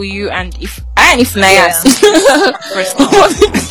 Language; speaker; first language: English; non-native, local second language; Igbo